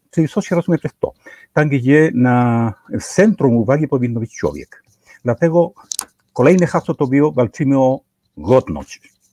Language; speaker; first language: Polish; non-native, fluent; Spanish